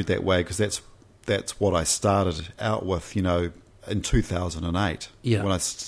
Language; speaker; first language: English; native; English